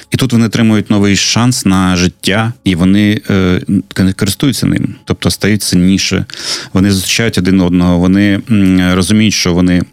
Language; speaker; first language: Ukrainian; non-native, local second language; Russian